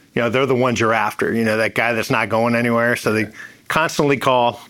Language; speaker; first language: English; native; English